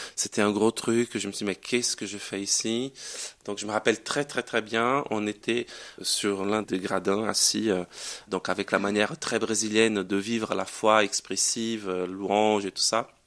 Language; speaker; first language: French; non-native, fluent; Portuguese